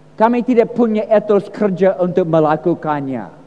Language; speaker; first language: Indonesian; non-native, fluent; English